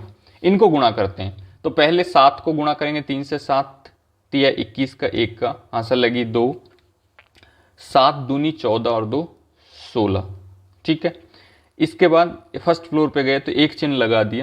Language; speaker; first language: Hindi; native; Hindi